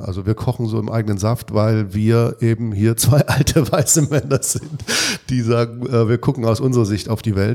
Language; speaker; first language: German; native; German